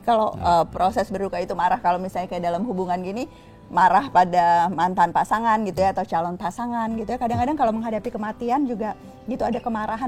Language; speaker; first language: Indonesian; native; Indonesian